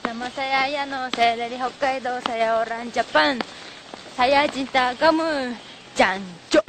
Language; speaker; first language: Indonesian; non-native, learner; Japanese